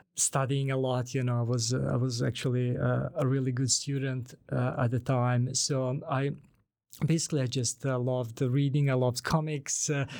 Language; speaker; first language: English; non-native, fluent; Bosnian